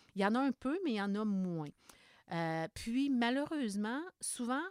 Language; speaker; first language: French; native; French